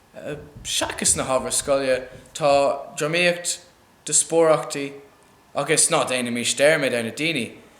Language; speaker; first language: Irish; non-native, local second language; English